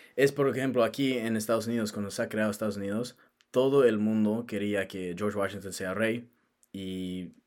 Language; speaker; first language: Spanish; non-native, fluent; English